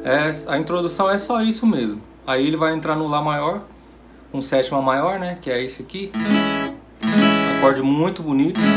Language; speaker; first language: Portuguese; native; Portuguese